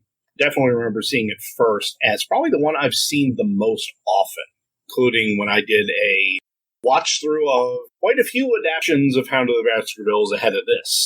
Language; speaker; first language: English; native; English